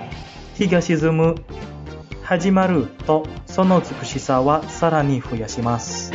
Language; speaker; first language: Japanese; non-native, fluent; Indonesian